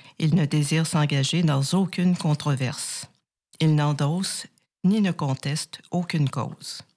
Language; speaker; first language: French; native; French